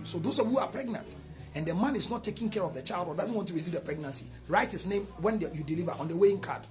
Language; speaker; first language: English; non-native, local second language; Akan